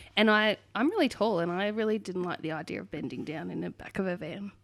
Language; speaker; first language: English; native; English